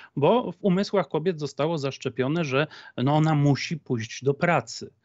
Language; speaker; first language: Polish; native; Polish